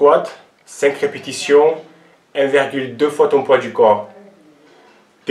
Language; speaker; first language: French; non-native, local second language; Armenian